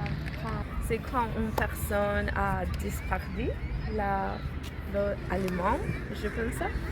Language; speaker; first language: French; non-native, learner; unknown